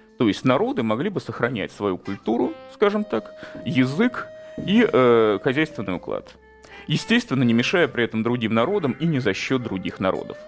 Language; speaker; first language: Russian; native; Russian